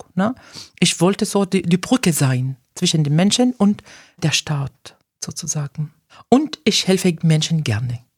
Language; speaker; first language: German; non-native, fluent; Arabic